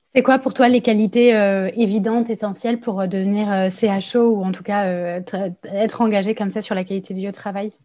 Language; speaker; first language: French; native; French